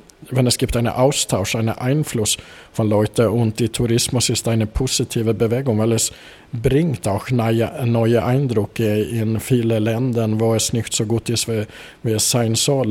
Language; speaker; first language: German; non-native, fluent; Swedish